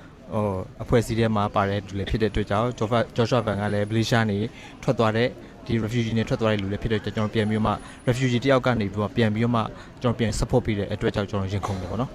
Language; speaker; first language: Burmese; non-native, local second language; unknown